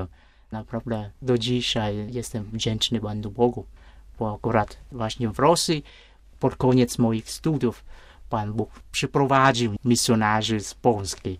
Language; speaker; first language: Polish; non-native, fluent; Vietnamese